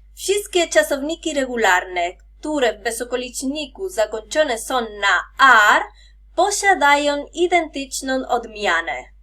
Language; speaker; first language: Polish; non-native, fluent; Spanish